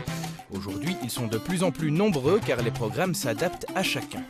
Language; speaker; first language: French; native; French